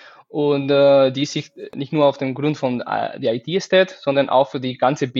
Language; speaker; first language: German; non-native, fluent; Spanish